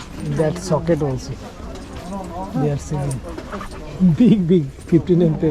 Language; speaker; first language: English; non-native, local second language; Bangla